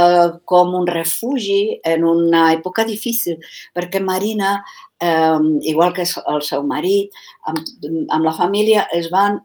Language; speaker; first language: Catalan; non-native, fluent; Czech